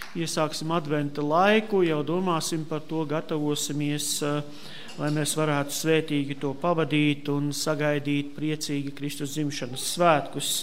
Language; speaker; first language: Latvian; native; Latvian